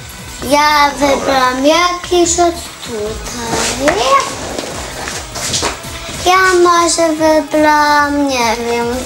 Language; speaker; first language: Polish; early bilingual, heritage; Polish